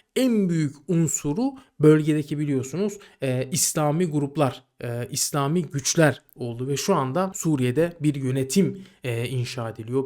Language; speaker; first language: Turkish; native; Turkish